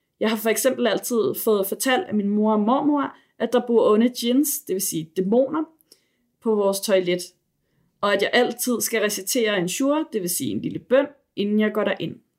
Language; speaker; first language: Danish; native; Danish